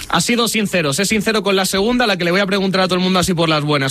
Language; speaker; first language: Spanish; native; Spanish